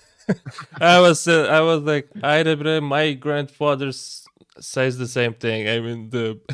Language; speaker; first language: English; non-native, fluent; Turkish